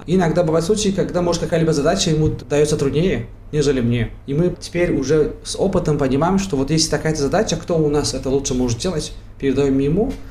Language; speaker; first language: Russian; non-native, local second language; Tajik